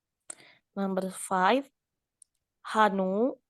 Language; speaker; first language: English; non-native, learner; Indonesian